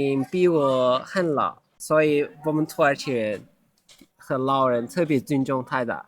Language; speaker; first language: Chinese; non-native, learner; Turkish